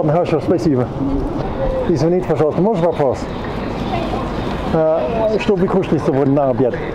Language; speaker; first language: Russian; non-native, learner; English